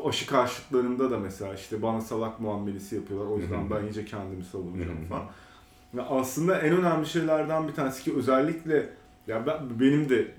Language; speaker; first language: Turkish; native; Turkish